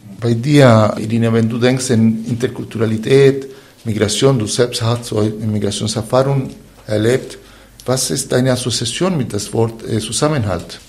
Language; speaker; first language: German; non-native, fluent; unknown